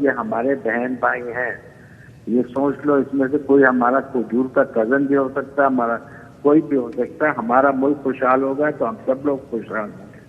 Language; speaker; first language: Urdu; native; Urdu